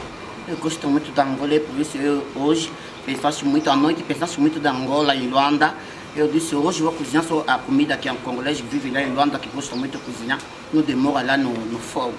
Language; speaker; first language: Portuguese; non-native, learner; Lingala